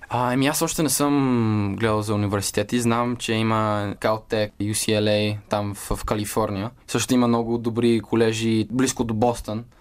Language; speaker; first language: Bulgarian; early bilingual, heritage; Bulgarian